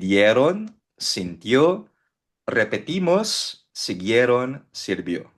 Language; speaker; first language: Spanish; non-native, fluent; Filipino